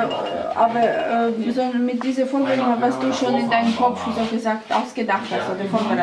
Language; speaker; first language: German; non-native, fluent; Russian